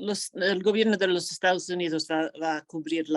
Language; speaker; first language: Spanish; non-native, fluent; English